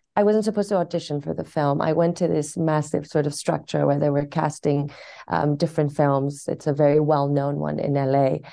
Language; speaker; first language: English; non-native, fluent; Persian